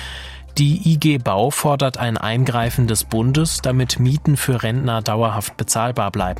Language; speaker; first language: German; native; German